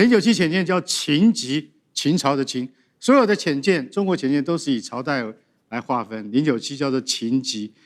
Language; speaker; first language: Chinese; native; Chinese